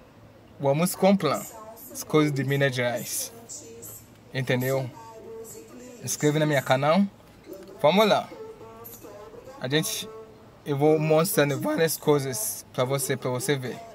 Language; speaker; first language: Portuguese; non-native, fluent; English